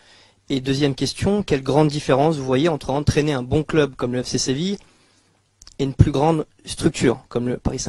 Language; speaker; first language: French; native; French